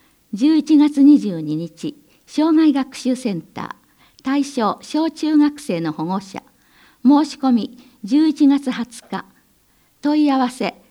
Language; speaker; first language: Japanese; native; Japanese